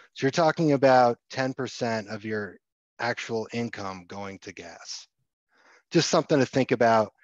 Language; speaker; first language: English; native; English